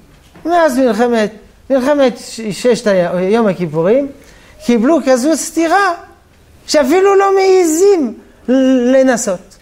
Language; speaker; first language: Hebrew; non-native, fluent; French